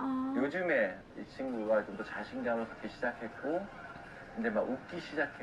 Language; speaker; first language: Korean; native; Korean